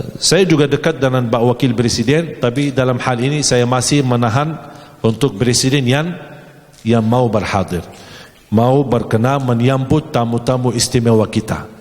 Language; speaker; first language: Malay; non-native, fluent; Arabic